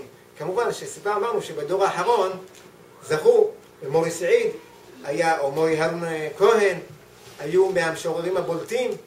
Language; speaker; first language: Hebrew; native; Hebrew